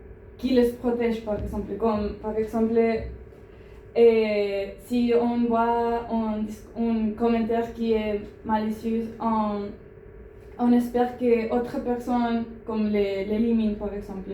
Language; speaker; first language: French; non-native, learner; Spanish